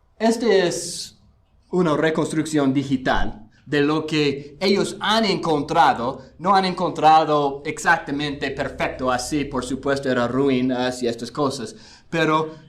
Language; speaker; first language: Spanish; non-native, fluent; English